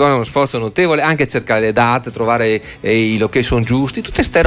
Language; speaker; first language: Italian; native; Italian